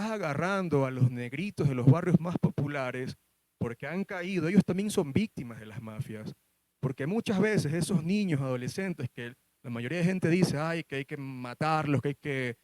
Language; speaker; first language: Spanish; native; Spanish